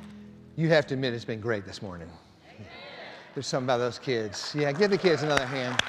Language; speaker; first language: English; native; English